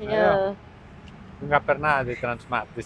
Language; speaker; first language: Indonesian; non-native, learner; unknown